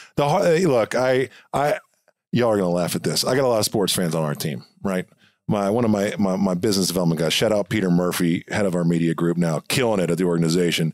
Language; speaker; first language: English; native; English